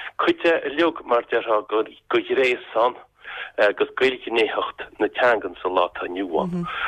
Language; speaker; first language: Irish; non-native, local second language; English